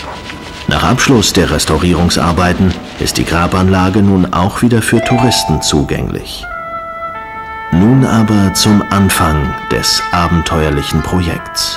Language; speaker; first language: German; native; German